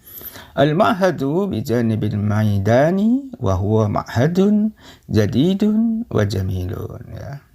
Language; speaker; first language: Arabic; non-native, fluent; Indonesian